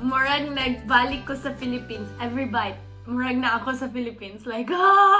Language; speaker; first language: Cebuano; non-native, learner; English